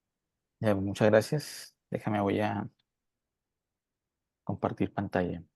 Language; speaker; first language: Spanish; native; Spanish